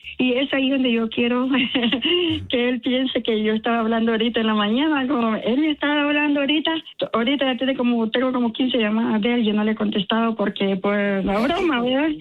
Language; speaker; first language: Spanish; native; Spanish